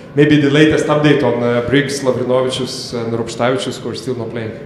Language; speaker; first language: English; non-native, fluent; Lithuanian